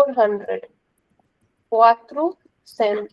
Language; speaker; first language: Portuguese; non-native, fluent; Hindi